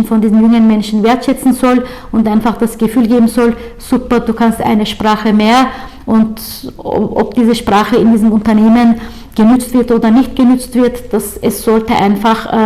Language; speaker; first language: German; early bilingual, other home language; Turkish